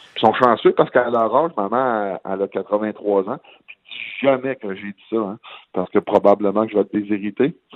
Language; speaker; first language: French; native; French